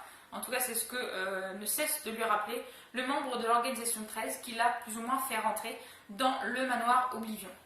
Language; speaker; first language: French; native; French